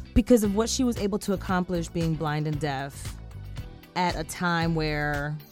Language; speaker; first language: English; early bilingual, other home language; Spanish